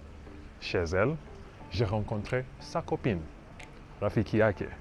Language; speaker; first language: French; non-native, fluent; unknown